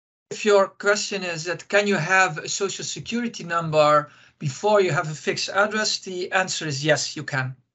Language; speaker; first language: English; non-native, fluent; Dutch